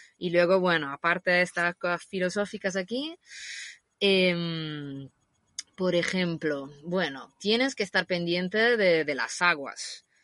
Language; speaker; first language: Spanish; non-native, fluent; Italian